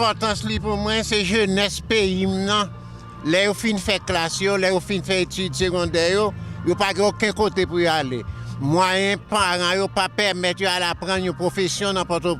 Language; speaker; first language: French; non-native, local second language; Haitian Creole